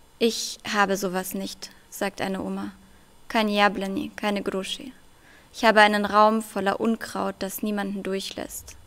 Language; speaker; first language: German; early bilingual, other home language; Russian